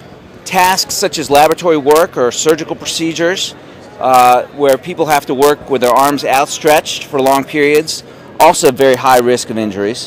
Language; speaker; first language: English; native; English